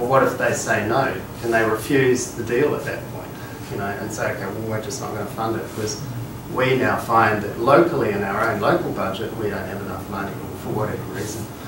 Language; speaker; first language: English; native; English